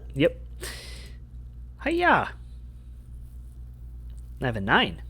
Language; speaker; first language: English; native; English